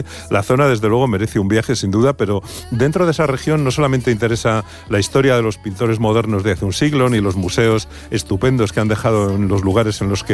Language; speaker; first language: Spanish; native; Spanish